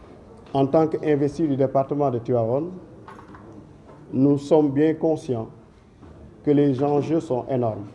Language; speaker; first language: French; non-native, local second language; Wolof